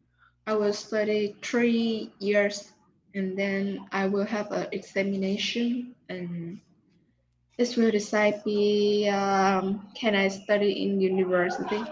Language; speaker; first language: English; non-native, learner; Vietnamese